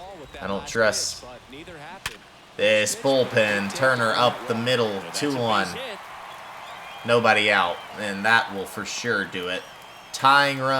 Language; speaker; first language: English; native; English